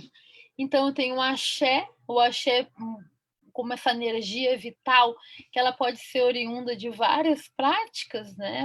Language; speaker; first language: Portuguese; native; Portuguese